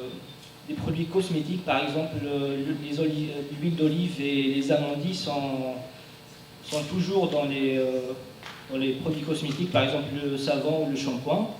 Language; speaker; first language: French; non-native, fluent; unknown